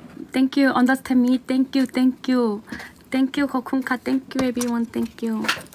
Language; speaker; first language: English; non-native, learner; Korean